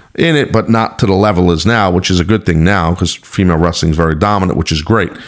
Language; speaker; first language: English; native; English